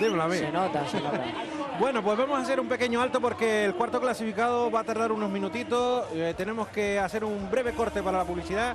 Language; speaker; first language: Spanish; native; Spanish